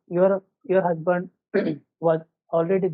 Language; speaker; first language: English; non-native, learner; Marathi